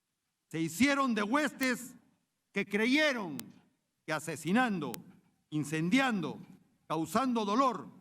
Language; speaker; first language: Spanish; native; Spanish